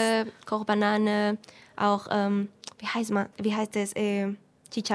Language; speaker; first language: German; non-native, fluent; Spanish